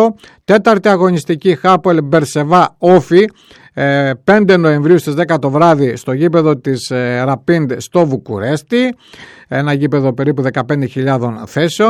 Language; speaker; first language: Greek; native; Greek